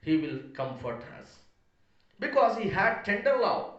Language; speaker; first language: English; non-native, local second language; Telugu